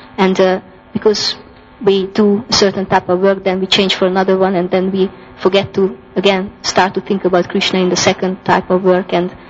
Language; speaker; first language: English; non-native, fluent; Hungarian